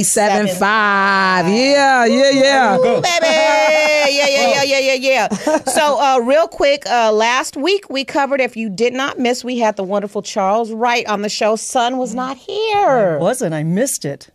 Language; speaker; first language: English; native; English